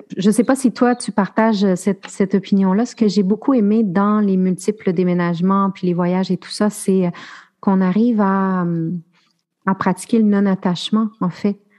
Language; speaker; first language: French; native; French